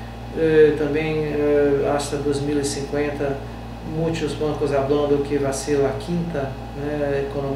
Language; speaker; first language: Portuguese; non-native, learner; Spanish